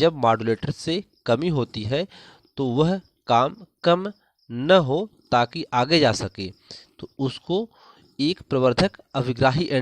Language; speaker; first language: Hindi; native; Hindi